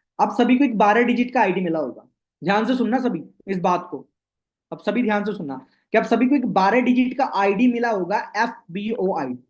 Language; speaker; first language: Hindi; non-native, local second language; Bangla